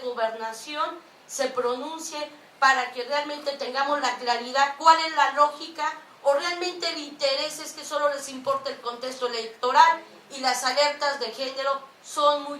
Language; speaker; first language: Spanish; native; Spanish